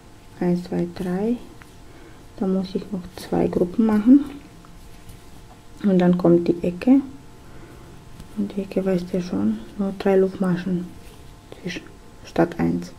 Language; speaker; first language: German; non-native, fluent; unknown